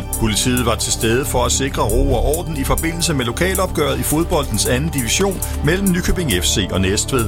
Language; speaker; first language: Danish; native; Danish